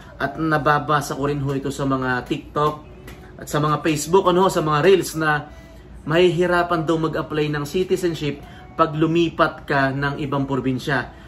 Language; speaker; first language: Filipino; native; Filipino